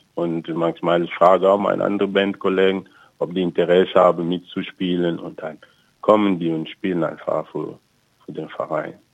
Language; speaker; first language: German; non-native, fluent; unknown